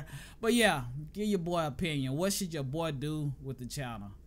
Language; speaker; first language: English; native; English